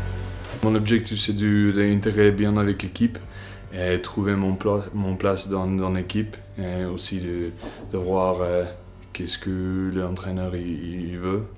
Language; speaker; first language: French; non-native, learner; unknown